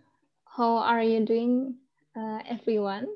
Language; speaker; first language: English; non-native, fluent; Indonesian